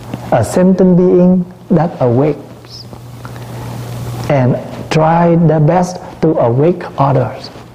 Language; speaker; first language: English; non-native, learner; Vietnamese